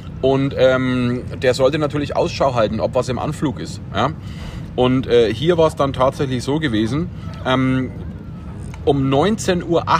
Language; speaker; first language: German; native; German